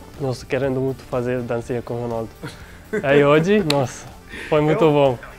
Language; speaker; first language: Portuguese; non-native, fluent; Arabic